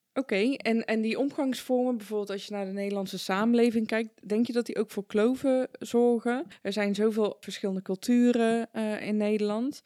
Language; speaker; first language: Dutch; early bilingual, other home language; Persian